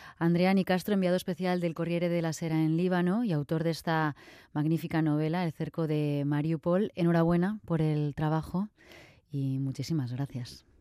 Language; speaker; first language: Spanish; native; Spanish